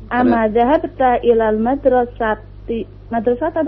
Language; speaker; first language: Arabic; non-native, learner; Indonesian